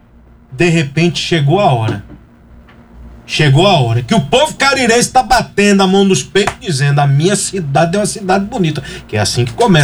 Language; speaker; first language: Portuguese; native; Portuguese